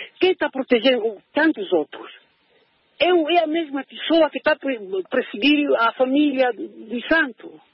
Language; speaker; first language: Portuguese; non-native, local second language; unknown